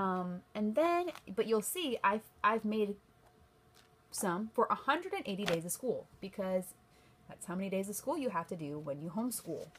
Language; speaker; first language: English; native; English